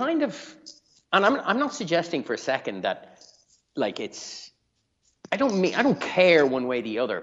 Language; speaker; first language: English; native; English